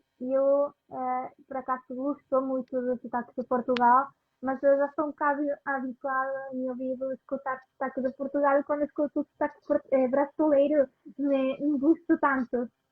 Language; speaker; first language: Portuguese; non-native, fluent; Spanish